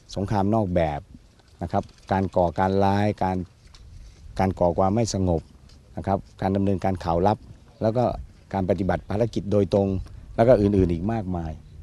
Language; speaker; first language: Thai; native; Thai